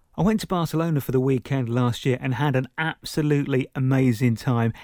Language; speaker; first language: English; native; English